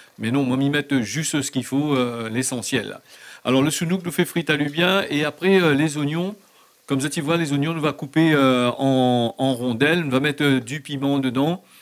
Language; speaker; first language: French; native; French